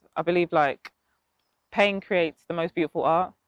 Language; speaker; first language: English; native; English